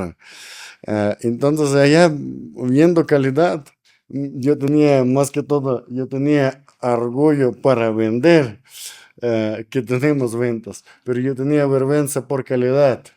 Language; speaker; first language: Spanish; non-native, learner; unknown